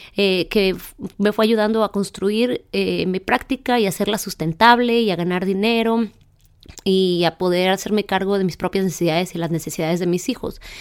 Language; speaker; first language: Spanish; native; Spanish